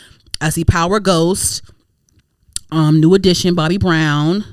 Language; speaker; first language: English; native; English